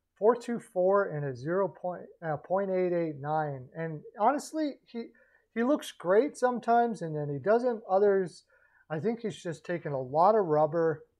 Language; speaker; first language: English; native; English